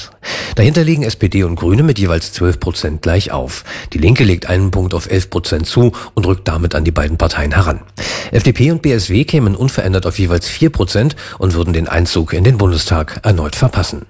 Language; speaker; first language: German; native; German